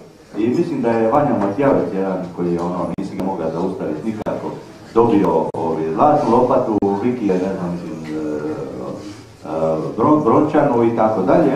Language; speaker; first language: Serbian; native; Serbian